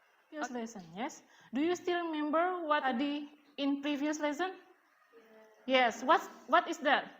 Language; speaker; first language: English; non-native, learner; Indonesian